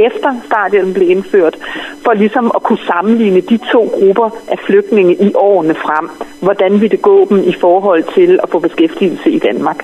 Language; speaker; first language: Danish; native; Danish